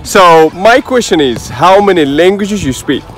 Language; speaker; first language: English; non-native, fluent; Arabic